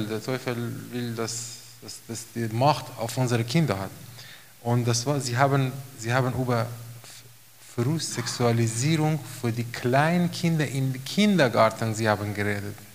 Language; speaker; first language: German; non-native, fluent; Romanian